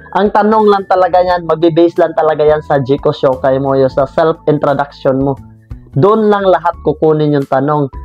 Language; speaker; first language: Filipino; native; Filipino